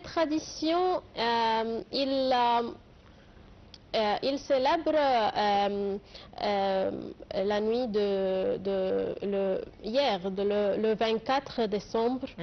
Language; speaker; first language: French; non-native, fluent; Arabic